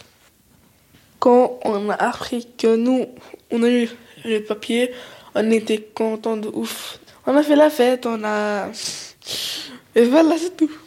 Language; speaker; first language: French; early bilingual, other home language; Arabic